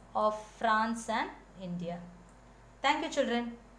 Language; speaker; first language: English; non-native, local second language; Tamil